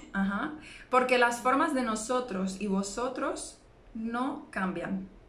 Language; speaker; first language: Spanish; native; Spanish